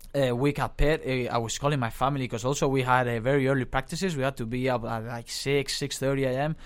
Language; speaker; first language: English; non-native, fluent; Spanish